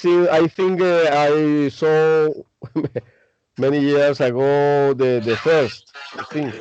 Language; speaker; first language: English; non-native, learner; Spanish